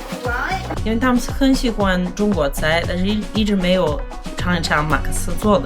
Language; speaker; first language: Chinese; non-native, fluent; English